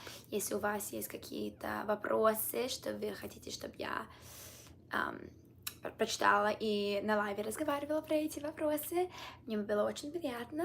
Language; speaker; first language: Russian; early bilingual, heritage; Russian